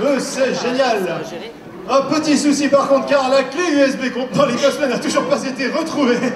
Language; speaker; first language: French; native; French